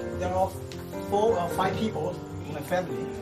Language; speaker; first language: English; non-native, learner; Hmong